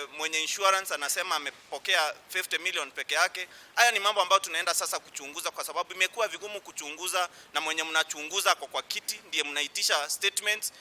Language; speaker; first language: Swahili; non-native, local second language; Meru